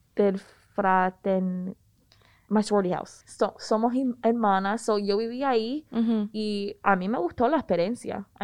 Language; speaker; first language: Spanish; early bilingual, heritage; Spanish